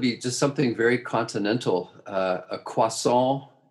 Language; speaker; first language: English; native; English